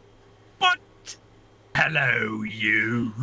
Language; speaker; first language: English; native; English